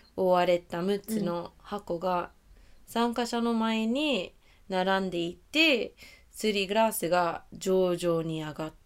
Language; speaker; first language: Japanese; non-native, learner; English